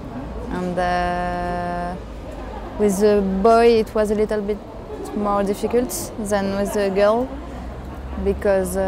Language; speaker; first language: English; non-native, learner; French